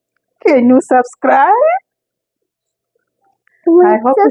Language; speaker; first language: English; non-native, fluent; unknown